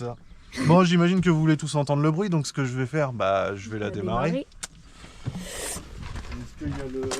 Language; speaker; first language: French; native; French